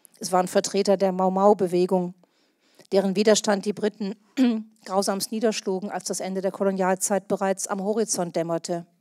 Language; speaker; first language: German; native; German